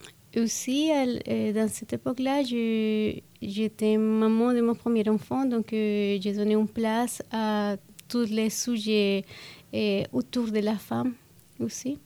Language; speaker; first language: French; non-native, fluent; Spanish